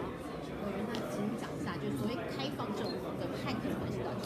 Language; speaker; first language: Chinese; native; Chinese